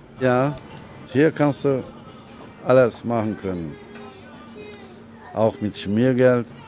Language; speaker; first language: German; non-native, fluent; Turkish